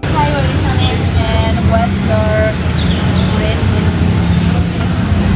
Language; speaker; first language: English; non-native, learner; Indonesian